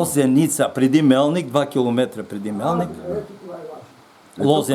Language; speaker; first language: Bulgarian; native; Bulgarian